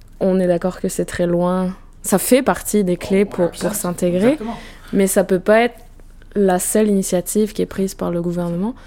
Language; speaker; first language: French; native; French